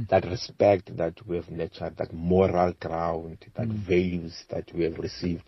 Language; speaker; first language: English; non-native, local second language; Xhosa